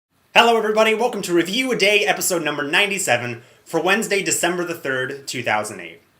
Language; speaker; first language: English; native; English